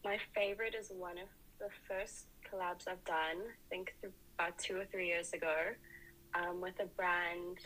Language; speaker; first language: English; native; English